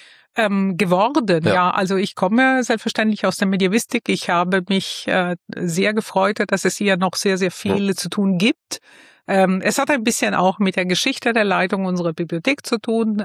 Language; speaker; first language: German; non-native, fluent; Italian